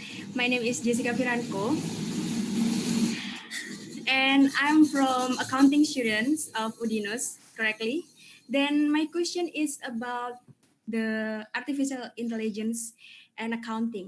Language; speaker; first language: English; non-native, learner; Indonesian